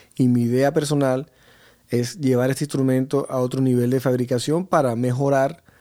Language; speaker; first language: Spanish; native; Spanish